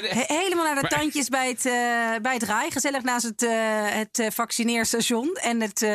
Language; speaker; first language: Dutch; native; Dutch